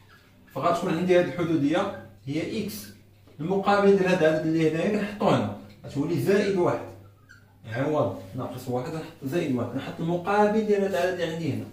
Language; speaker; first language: Arabic; native; Arabic